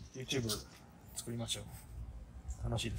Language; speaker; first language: Japanese; non-native, fluent; Thai